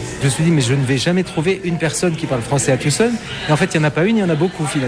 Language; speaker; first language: French; native; French